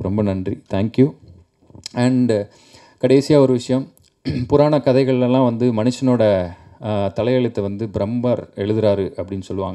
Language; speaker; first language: Tamil; native; Tamil